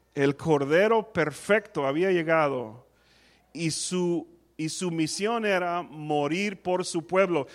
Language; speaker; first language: Spanish; non-native, fluent; English